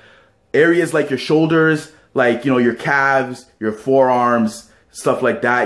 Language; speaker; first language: English; native; English